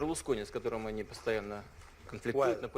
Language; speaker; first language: Russian; native; Russian